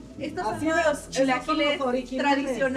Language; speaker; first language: Spanish; native; Spanish